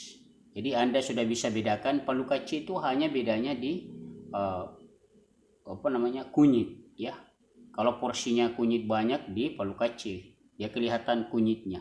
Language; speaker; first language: Indonesian; non-native, local second language; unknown